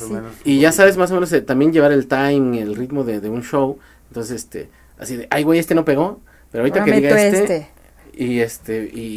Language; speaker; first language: Spanish; native; Spanish